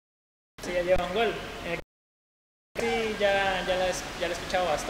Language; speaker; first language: Spanish; native; Spanish